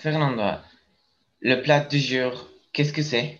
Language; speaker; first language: French; non-native, learner; Spanish